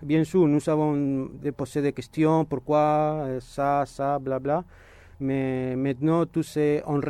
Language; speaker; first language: French; non-native, fluent; Spanish